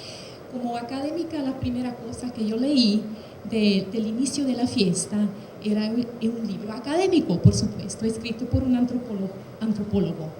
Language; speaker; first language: Spanish; non-native, fluent; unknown